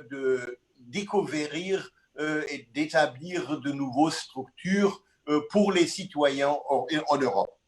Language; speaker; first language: French; non-native, fluent; German